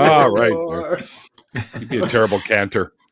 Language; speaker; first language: English; native; English